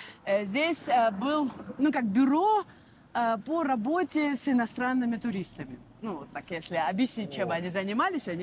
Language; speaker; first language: Russian; non-native, fluent; Armenian